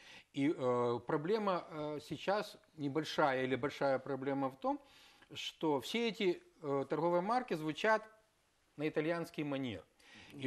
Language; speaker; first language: Russian; native; Russian